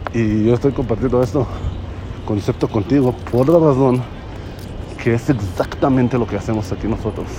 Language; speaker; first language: Spanish; non-native, fluent; Hebrew